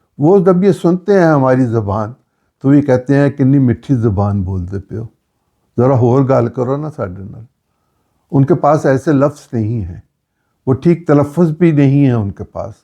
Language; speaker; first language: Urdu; non-native, local second language; Punjabi